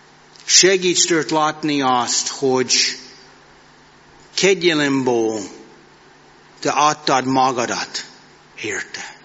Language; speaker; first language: Hungarian; non-native, fluent; English